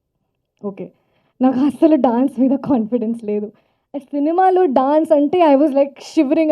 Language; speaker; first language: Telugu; non-native, fluent; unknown